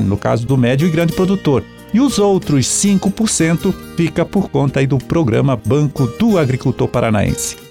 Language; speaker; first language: Portuguese; native; Portuguese